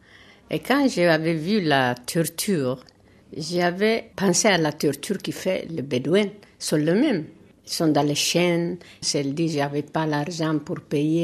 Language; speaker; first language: French; non-native, learner; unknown